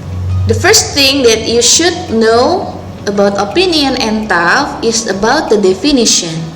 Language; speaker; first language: English; non-native, local second language; Indonesian